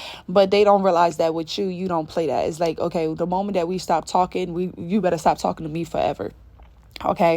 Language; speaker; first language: English; native; English